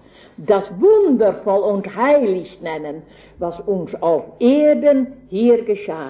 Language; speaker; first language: German; non-native, fluent; Dutch